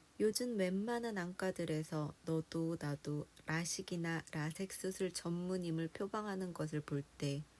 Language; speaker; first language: Korean; native; Korean